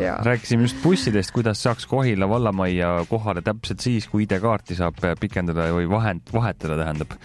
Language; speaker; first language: Estonian; native; Estonian